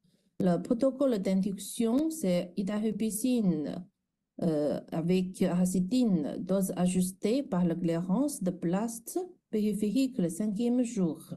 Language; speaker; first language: French; non-native, fluent; Chinese